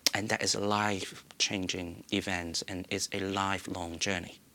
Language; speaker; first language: English; non-native, local second language; Cantonese